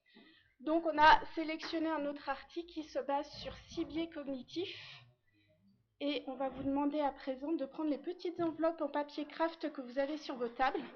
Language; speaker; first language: French; native; French